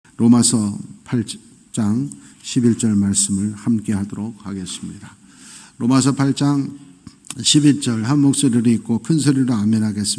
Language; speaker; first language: Korean; native; Korean